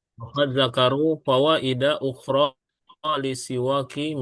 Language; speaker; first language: Arabic; non-native, learner; Indonesian